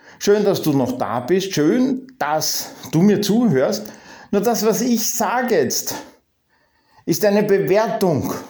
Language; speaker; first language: German; native; German